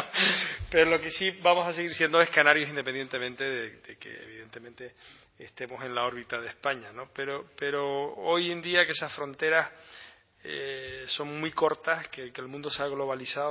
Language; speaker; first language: Spanish; native; Spanish